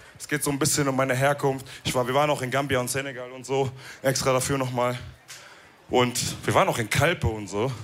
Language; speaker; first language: German; early bilingual, other home language; Wolof